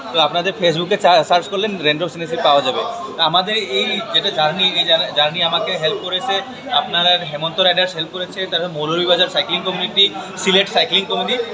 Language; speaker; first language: Bangla; non-native, local second language; Assamese